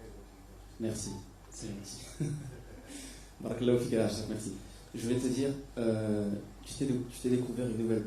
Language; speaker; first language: French; native; French